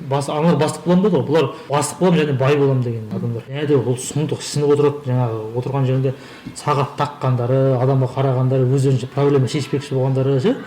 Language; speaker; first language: Kazakh; native; Kazakh